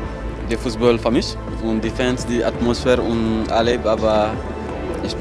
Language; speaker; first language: German; non-native, learner; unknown